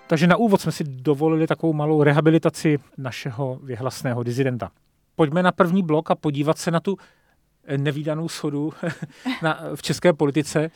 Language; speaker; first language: Czech; native; Czech